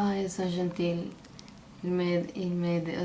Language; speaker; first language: French; non-native, learner; Spanish